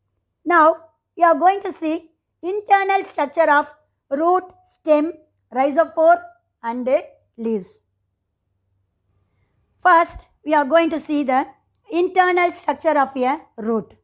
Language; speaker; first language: English; non-native, local second language; Tamil